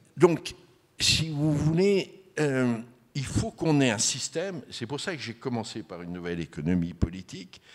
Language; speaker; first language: French; native; French